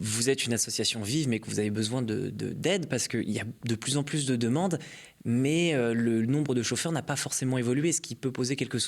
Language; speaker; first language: French; native; French